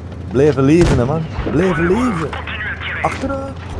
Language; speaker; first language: Dutch; native; Dutch